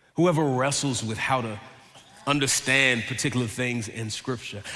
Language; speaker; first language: English; native; English